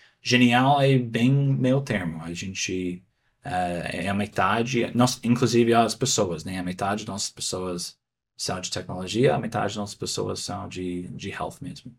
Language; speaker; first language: Portuguese; non-native, fluent; English